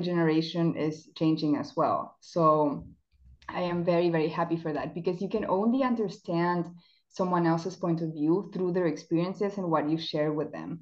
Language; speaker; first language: English; non-native, fluent; Spanish